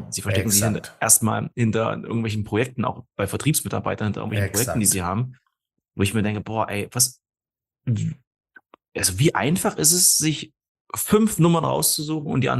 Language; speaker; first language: German; native; German